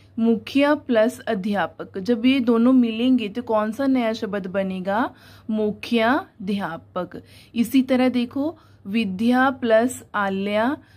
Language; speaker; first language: Hindi; non-native, local second language; Punjabi